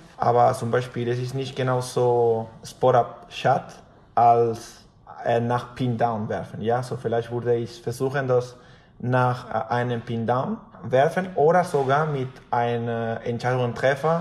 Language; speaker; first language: German; non-native, fluent; Spanish